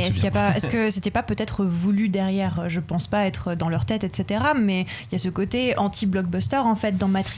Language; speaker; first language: French; native; French